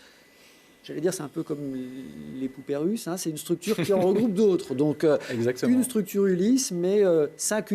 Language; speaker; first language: French; native; French